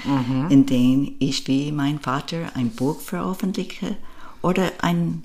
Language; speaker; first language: German; non-native, fluent; English